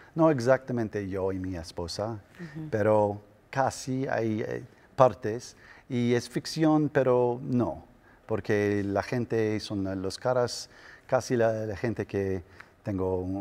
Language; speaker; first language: Spanish; non-native, learner; English